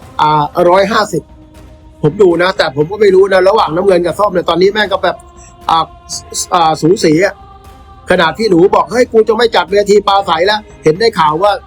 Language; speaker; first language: Thai; native; Thai